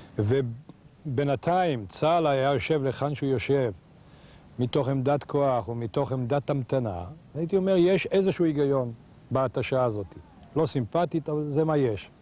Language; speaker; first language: Hebrew; native; Hebrew